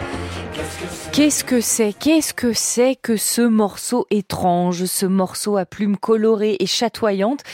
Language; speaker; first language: French; native; French